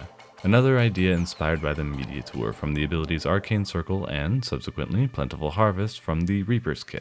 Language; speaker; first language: English; native; English